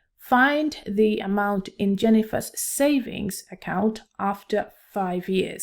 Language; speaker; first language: English; non-native, local second language; Swahili